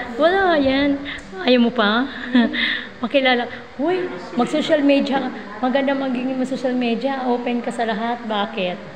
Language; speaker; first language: Filipino; native; Filipino